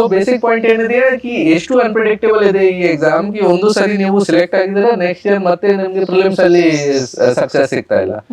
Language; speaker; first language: Kannada; non-native, local second language; Hindi